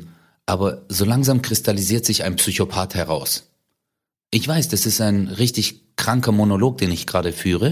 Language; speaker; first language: German; early bilingual, other home language; Turkish